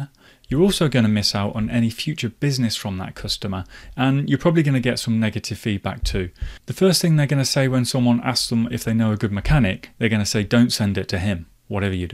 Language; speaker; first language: English; native; English